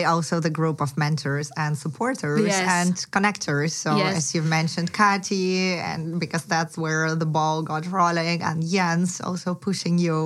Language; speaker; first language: English; non-native, fluent; Ukrainian